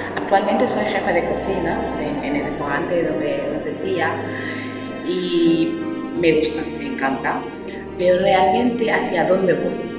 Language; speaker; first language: Spanish; early bilingual, other home language; Wolof